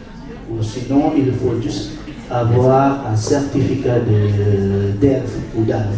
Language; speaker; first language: French; non-native, fluent; Indonesian